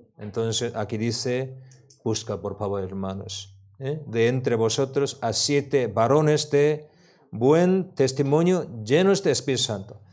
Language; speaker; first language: Spanish; non-native, learner; Korean